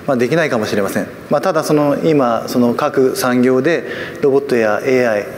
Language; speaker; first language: Japanese; native; Japanese